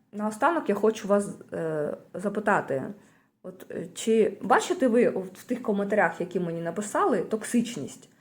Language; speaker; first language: Ukrainian; native; Ukrainian